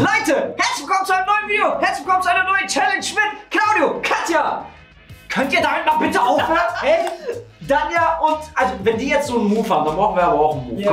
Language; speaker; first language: German; native; German